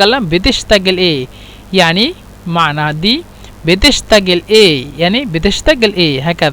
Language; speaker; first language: Arabic; non-native, fluent; Bangla